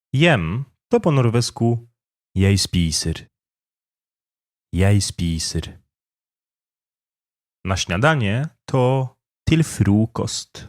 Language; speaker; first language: Norwegian; non-native, fluent; Polish